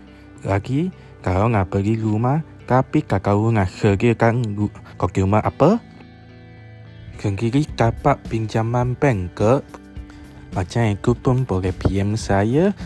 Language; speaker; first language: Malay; non-native, local second language; Chinese